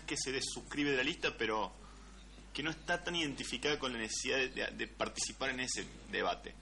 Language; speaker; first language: Spanish; native; Spanish